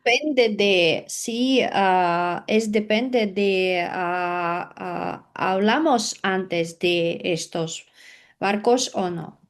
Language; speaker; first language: Spanish; non-native, learner; Russian